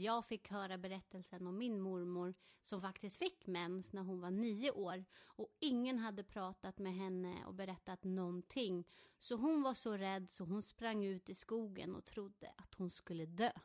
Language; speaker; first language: Swedish; native; Swedish